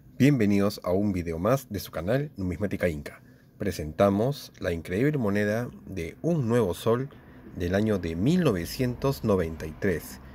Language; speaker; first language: Spanish; native; Spanish